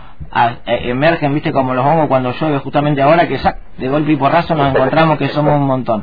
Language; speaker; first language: Spanish; native; Spanish